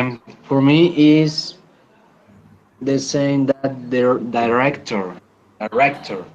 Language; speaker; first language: English; non-native, learner; Spanish